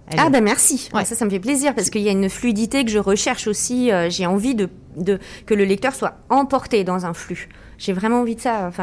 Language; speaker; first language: French; native; French